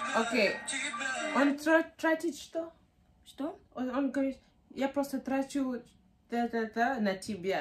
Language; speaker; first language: Russian; non-native, learner; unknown